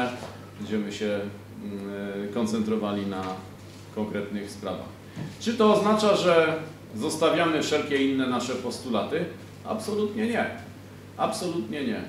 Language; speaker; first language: Polish; native; Polish